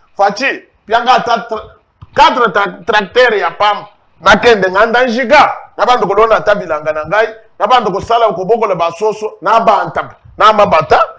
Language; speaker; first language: Lingala; non-native, local second language; Luba-Lulua